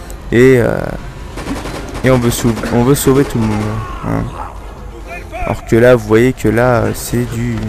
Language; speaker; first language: French; native; French